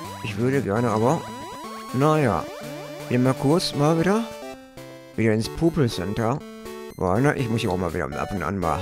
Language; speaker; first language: German; native; German